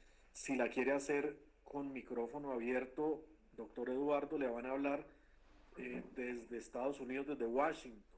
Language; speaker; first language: Spanish; native; Spanish